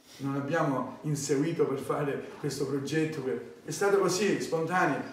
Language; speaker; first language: Italian; native; Italian